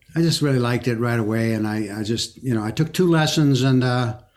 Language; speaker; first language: English; early bilingual, other home language; French